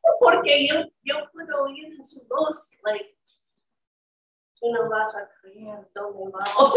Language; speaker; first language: Spanish; non-native, learner; English